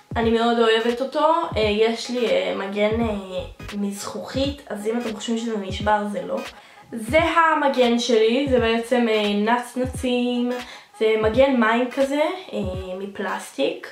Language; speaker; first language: Hebrew; native; Hebrew